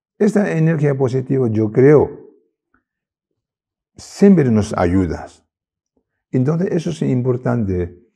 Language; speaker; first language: Spanish; non-native, learner; Tibetan